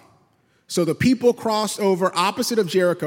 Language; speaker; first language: English; native; English